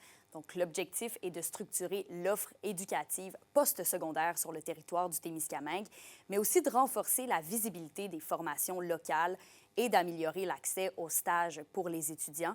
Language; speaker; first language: French; native; French